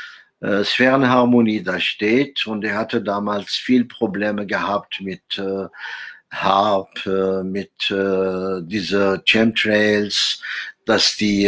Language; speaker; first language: German; non-native, fluent; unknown